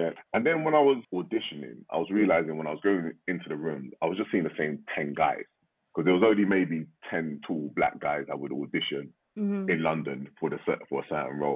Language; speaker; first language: English; native; English